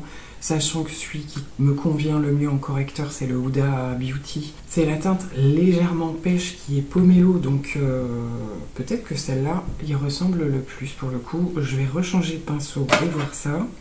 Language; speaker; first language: French; native; French